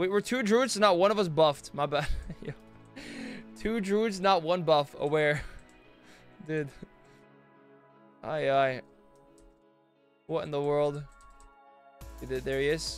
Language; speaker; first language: English; non-native, fluent; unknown